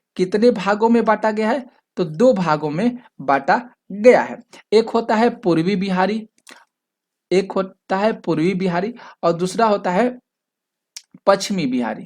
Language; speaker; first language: Hindi; native; Hindi